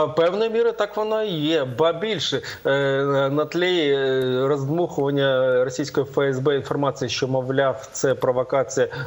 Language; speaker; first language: Ukrainian; native; Ukrainian